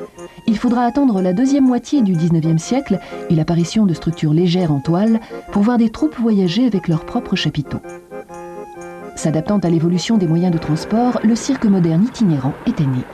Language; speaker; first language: French; native; French